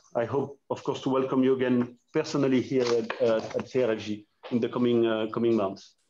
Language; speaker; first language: English; non-native, fluent; French